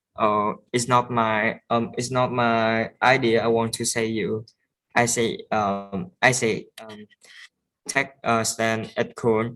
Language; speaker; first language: English; non-native, learner; Vietnamese